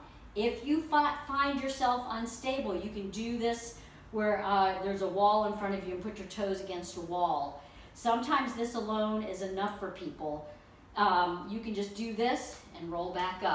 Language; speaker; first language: English; native; English